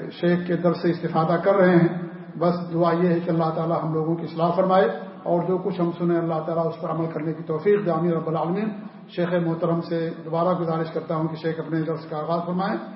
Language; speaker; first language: Urdu; native; Urdu